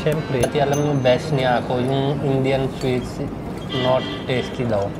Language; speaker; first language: Filipino; non-native, learner; Punjabi